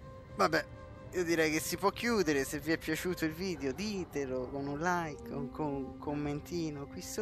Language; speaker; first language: Italian; native; Italian